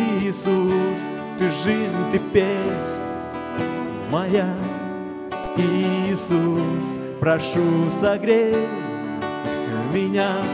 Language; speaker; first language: Russian; native; Russian